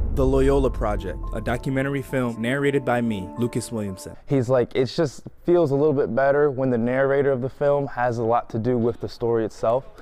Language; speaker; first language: English; native; English